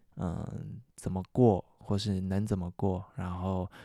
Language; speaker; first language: Chinese; native; Chinese